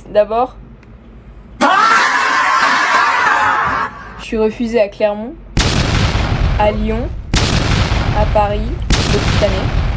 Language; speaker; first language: French; native; French